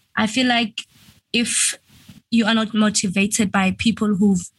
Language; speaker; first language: English; non-native, local second language; Venda